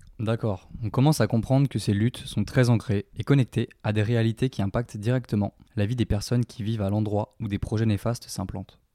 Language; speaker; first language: French; native; French